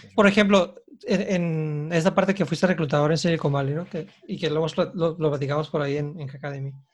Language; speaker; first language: Spanish; native; Spanish